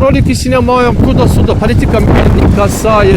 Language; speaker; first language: Russian; non-native, learner; Turkish